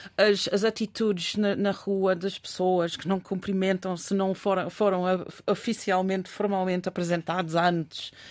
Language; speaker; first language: Portuguese; non-native, fluent; English